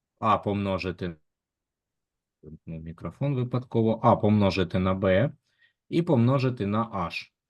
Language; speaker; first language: Ukrainian; native; Ukrainian